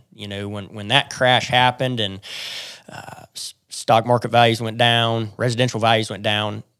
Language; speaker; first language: English; native; English